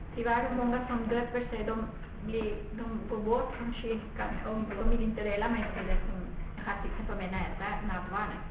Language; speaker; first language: Swedish; non-native, fluent; Spanish